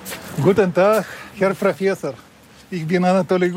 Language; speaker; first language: German; non-native, learner; Russian